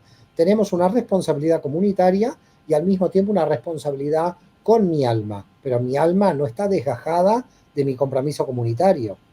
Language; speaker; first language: Spanish; native; Spanish